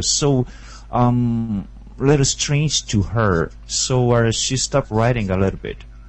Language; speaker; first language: English; non-native, learner; Japanese